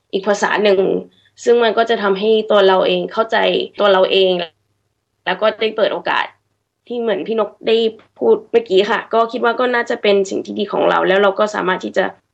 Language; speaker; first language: Thai; early bilingual, heritage; Thai